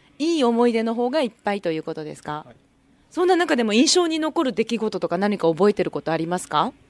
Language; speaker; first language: Japanese; native; Japanese